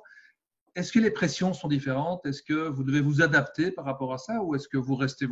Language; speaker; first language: French; native; French